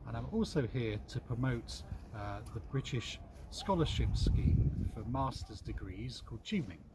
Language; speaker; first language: English; native; English